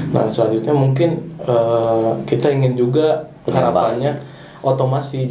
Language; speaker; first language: Indonesian; non-native, local second language; Sundanese